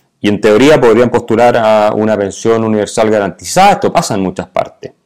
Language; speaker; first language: Spanish; native; Spanish